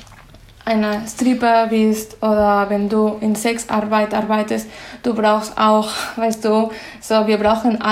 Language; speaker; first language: German; non-native, fluent; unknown